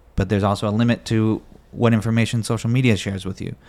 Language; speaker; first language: English; native; English